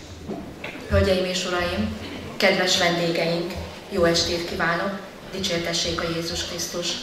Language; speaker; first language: Hungarian; native; Hungarian